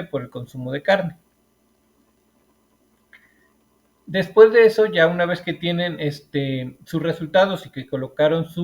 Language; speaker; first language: Spanish; native; Spanish